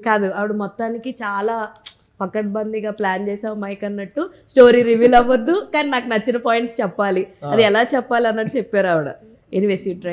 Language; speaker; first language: Telugu; native; Telugu